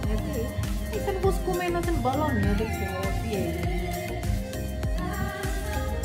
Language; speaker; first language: Greek; non-native, learner; Indonesian